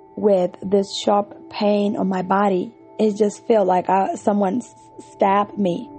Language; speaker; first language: English; non-native, fluent; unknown